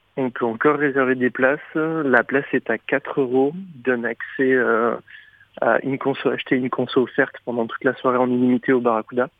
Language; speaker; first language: French; native; French